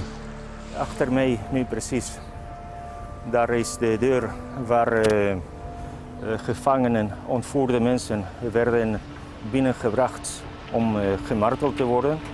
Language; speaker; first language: Dutch; non-native, fluent; Spanish